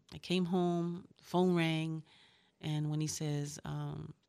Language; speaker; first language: English; early bilingual, other home language; Spanish